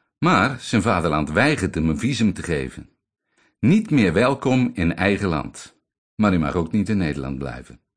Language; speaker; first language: Dutch; native; Dutch